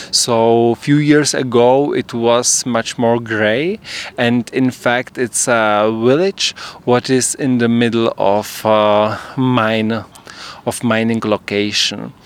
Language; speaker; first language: English; non-native, fluent; Czech